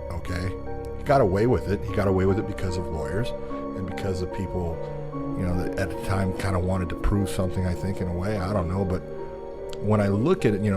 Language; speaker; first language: English; native; English